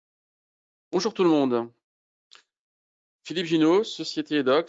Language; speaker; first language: French; native; French